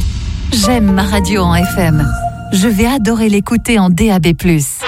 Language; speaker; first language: French; native; French